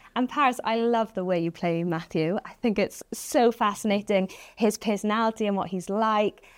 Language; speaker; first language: English; native; English